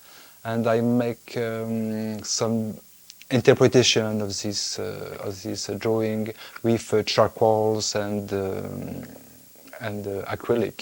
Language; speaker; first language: English; non-native, fluent; French